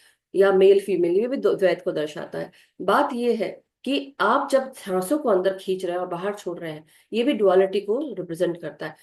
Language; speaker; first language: Hindi; native; Hindi